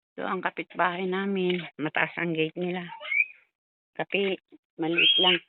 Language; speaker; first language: Filipino; non-native, local second language; Iloko